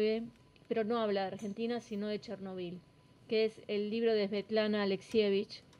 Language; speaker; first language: Spanish; native; Spanish